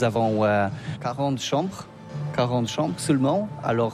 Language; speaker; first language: French; non-native, fluent; Polish